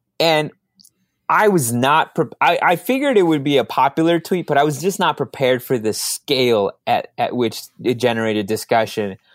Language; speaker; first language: English; early bilingual, other home language; Spanish